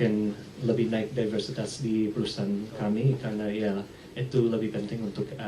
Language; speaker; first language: Indonesian; early bilingual, heritage; English